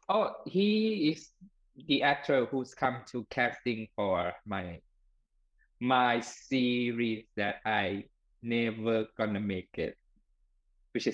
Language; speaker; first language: English; non-native, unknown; Thai